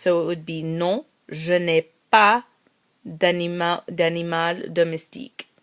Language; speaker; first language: French; non-native, learner; English